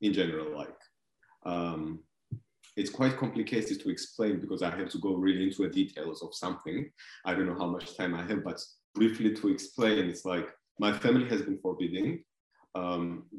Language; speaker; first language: English; non-native, fluent; Georgian